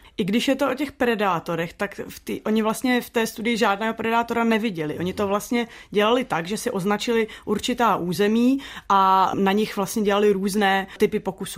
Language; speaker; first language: Czech; native; Czech